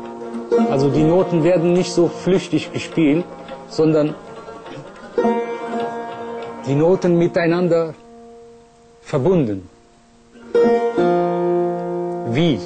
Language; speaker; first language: German; non-native, fluent; Persian